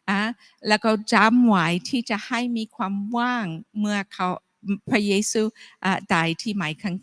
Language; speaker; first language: Thai; non-native, fluent; English